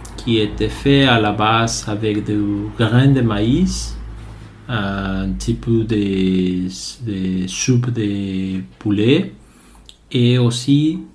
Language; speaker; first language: French; non-native, learner; Spanish